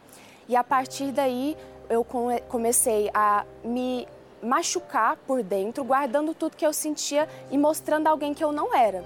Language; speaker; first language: Portuguese; early bilingual, other home language; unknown